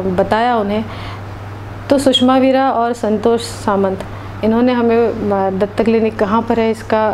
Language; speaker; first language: Hindi; non-native, local second language; Marathi